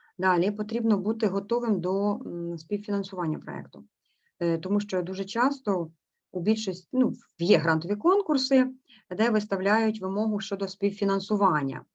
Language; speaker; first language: Ukrainian; native; Ukrainian